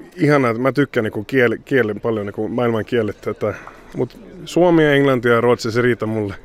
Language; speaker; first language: Finnish; early bilingual, heritage; Swedish